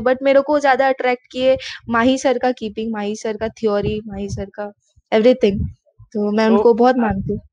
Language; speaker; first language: Hindi; non-native, local second language; Bangla